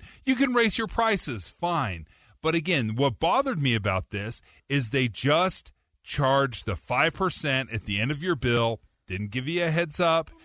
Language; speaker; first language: English; native; English